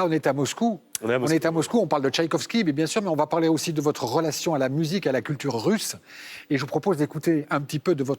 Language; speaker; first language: French; native; French